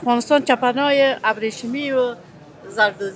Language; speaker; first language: Persian; native; Persian